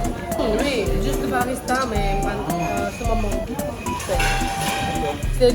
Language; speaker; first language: French; non-native, learner; Korean